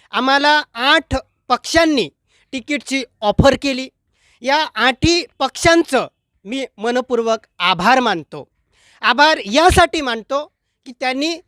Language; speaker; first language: Marathi; non-native, local second language; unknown